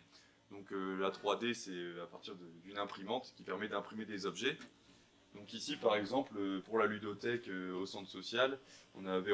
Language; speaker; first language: French; native; French